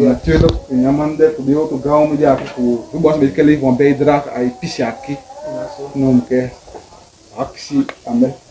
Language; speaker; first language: Dutch; non-native, local second language; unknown